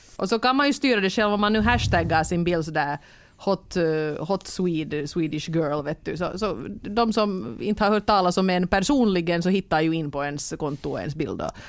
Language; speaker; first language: Swedish; native; Swedish